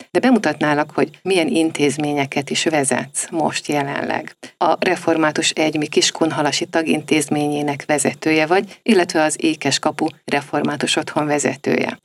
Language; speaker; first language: Hungarian; native; Hungarian